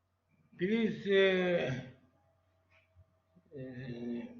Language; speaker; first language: English; non-native, learner; Turkish